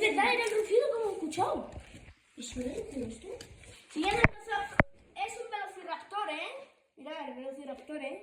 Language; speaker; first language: Spanish; native; Spanish